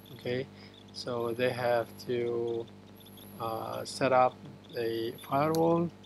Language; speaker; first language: English; non-native, fluent; Indonesian